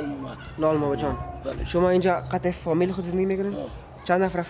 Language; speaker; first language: Persian; non-native, local second language; Punjabi